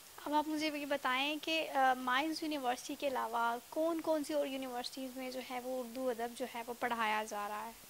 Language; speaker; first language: Urdu; native; Urdu